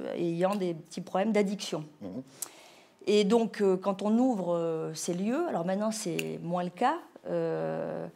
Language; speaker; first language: French; native; French